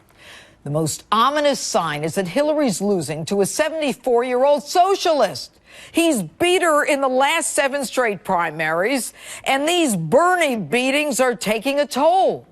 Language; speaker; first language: English; native; English